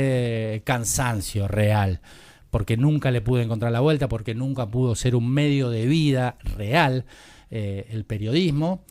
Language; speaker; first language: Spanish; native; Spanish